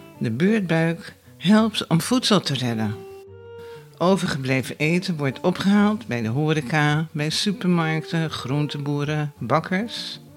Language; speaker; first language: Dutch; native; Dutch